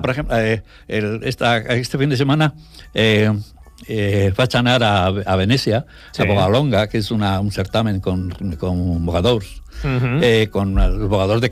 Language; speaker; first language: Catalan; non-native, learner; Spanish